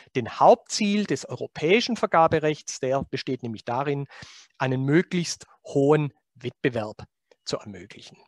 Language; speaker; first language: German; native; German